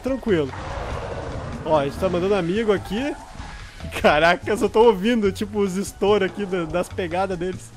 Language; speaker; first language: Portuguese; native; Portuguese